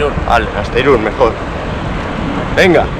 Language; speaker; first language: Spanish; native; Spanish